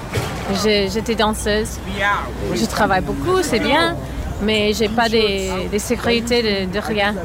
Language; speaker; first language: French; non-native, fluent; English